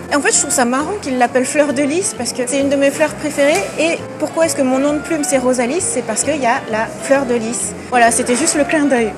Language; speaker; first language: French; native; French